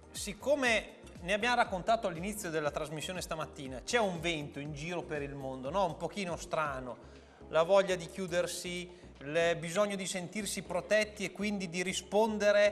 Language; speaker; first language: Italian; native; Italian